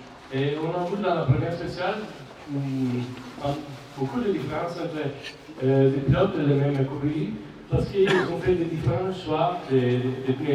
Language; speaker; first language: French; non-native, fluent; Italian